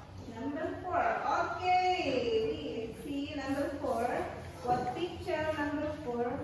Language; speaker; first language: English; non-native, fluent; Indonesian